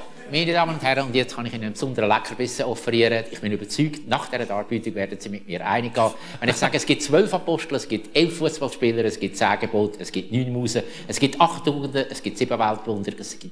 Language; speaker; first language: German; native; German